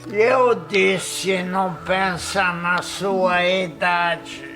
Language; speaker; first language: Portuguese; non-native, fluent; Polish